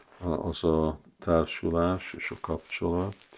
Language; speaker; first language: Hungarian; early bilingual, heritage; Hungarian